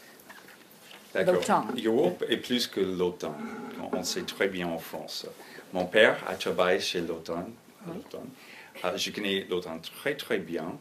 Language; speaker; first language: French; non-native, fluent; English